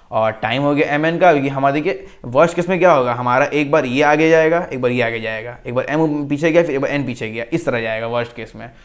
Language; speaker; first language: Hindi; native; Hindi